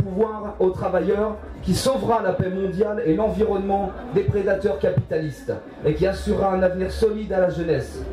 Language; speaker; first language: French; native; French